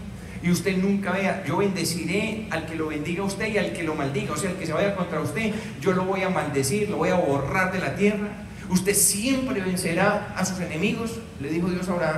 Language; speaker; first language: Spanish; native; Spanish